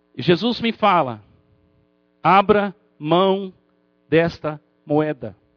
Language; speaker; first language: Portuguese; non-native, fluent; English